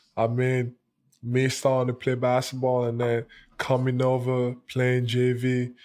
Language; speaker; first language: English; non-native, local second language; French